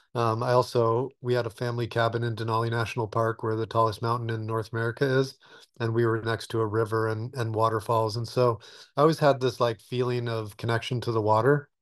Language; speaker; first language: English; native; English